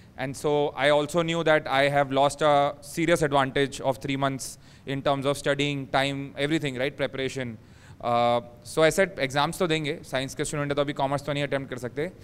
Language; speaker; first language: Hindi; native; Hindi